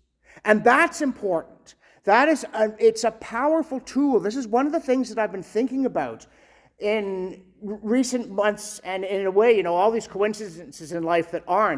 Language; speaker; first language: English; native; English